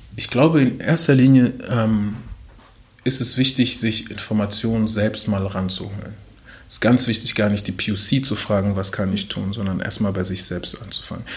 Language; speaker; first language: German; early bilingual, other home language; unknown